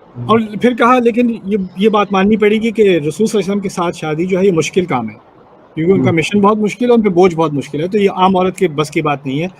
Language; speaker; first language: Urdu; early bilingual, heritage; Urdu